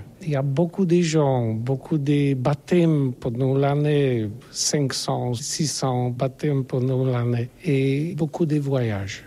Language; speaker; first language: French; non-native, learner; Polish